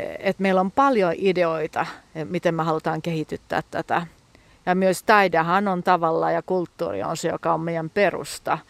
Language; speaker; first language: Finnish; early bilingual, heritage; Finnish